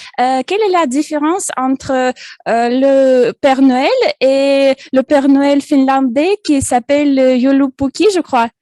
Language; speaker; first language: French; non-native, fluent; Russian